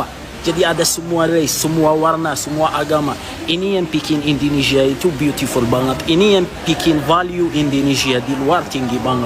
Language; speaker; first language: Indonesian; non-native, fluent; Arabic